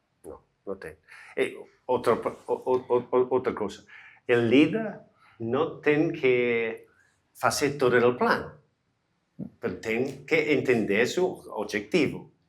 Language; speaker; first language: Portuguese; non-native, learner; English